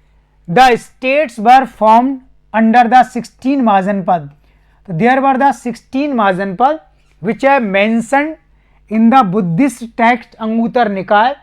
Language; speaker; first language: English; non-native, local second language; Hindi